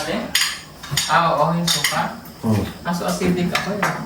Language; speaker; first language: Filipino; non-native, local second language; Cebuano